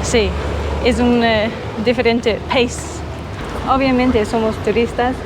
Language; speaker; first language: Spanish; non-native, learner; English